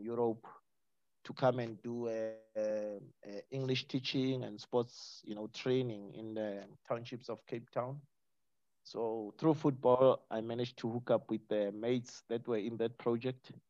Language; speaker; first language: English; non-native, local second language; Northern Sotho